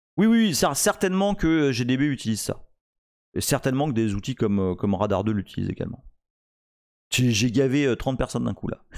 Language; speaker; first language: French; native; French